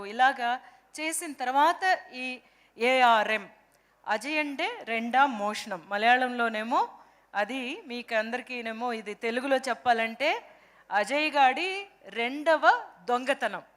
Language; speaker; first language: Telugu; native; Telugu